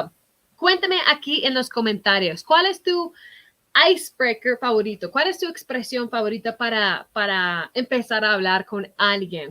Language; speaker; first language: Spanish; non-native, fluent; English